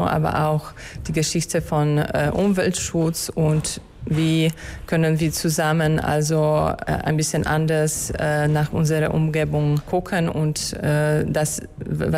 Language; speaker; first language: German; non-native, fluent; Polish